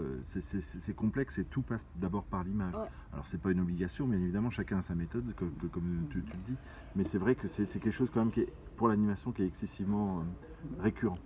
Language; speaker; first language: French; native; French